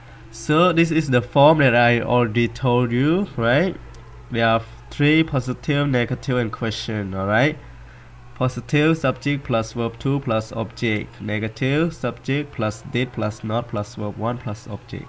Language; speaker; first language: English; non-native, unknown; Khmer